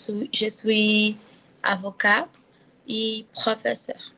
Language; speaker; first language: French; non-native, learner; Portuguese